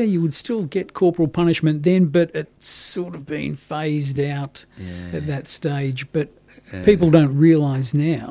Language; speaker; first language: English; native; English